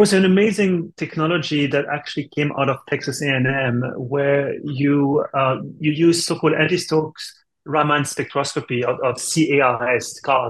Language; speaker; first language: English; non-native, fluent; French